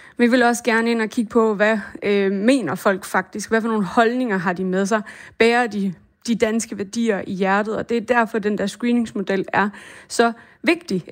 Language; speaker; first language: Danish; native; Danish